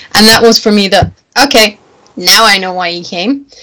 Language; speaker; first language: English; non-native, fluent; German